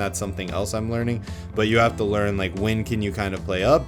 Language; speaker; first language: English; native; English